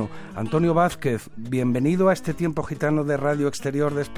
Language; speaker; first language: Spanish; native; Spanish